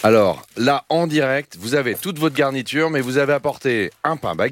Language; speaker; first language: French; native; French